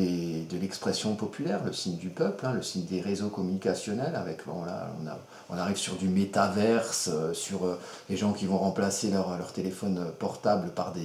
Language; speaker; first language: French; native; French